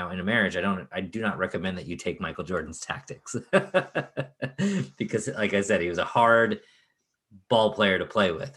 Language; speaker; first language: English; native; English